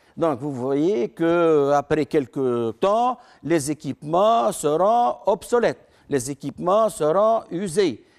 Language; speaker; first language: French; non-native, local second language; Arabic